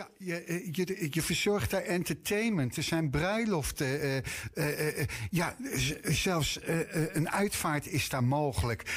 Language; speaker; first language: Dutch; native; Dutch